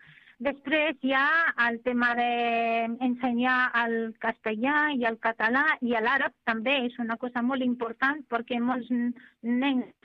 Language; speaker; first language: Catalan; non-native, fluent; Arabic